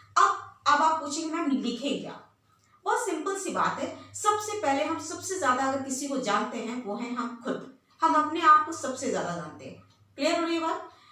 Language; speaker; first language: Hindi; native; Hindi